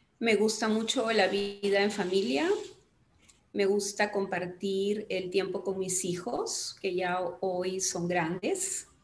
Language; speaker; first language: Spanish; native; Spanish